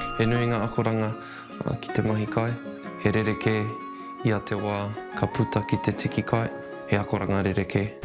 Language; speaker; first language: Māori; non-native, local second language; English